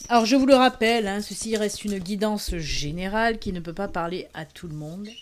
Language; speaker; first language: French; native; French